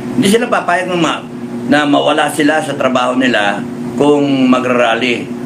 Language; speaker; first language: Filipino; native; Filipino